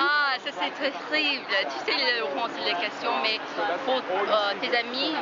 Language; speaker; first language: French; native; French